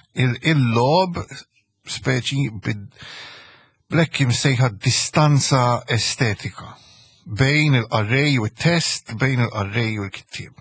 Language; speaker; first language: Maltese; early bilingual, heritage; Maltese